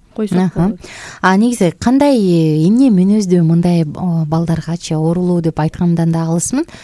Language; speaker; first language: Kyrgyz; native; Kyrgyz